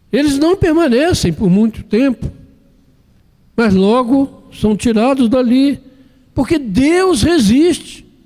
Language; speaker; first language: Portuguese; native; Portuguese